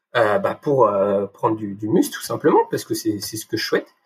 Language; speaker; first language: French; native; French